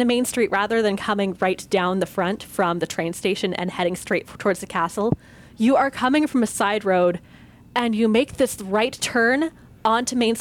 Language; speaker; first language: English; native; English